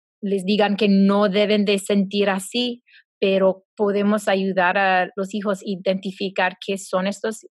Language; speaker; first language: Spanish; non-native, fluent; English